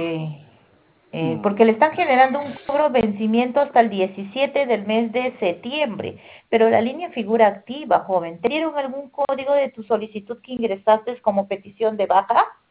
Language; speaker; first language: Spanish; native; Spanish